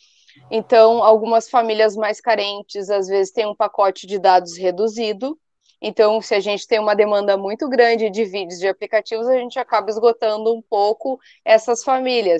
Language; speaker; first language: Portuguese; native; Portuguese